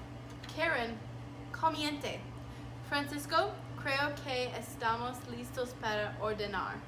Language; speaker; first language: Spanish; non-native, learner; English